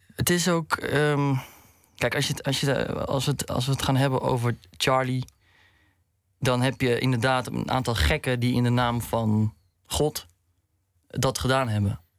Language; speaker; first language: Dutch; native; Dutch